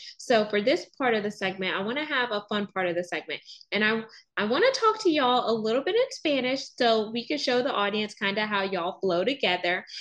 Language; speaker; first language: English; native; English